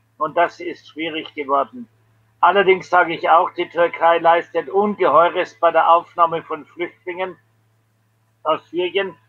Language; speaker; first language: German; native; German